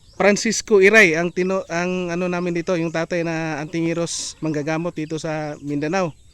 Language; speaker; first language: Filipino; non-native, local second language; Cebuano